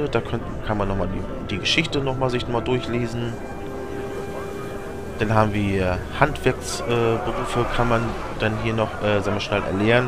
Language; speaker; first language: German; native; German